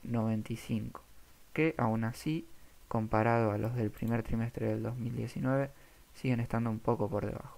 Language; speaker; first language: Spanish; native; Spanish